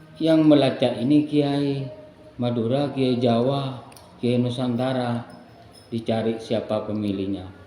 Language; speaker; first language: Indonesian; non-native, local second language; Madurese